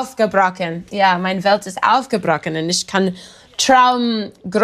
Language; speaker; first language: German; non-native, learner; English